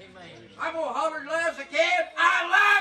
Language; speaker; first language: English; native; English